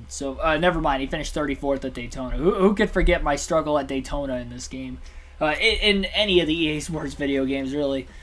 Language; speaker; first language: English; native; English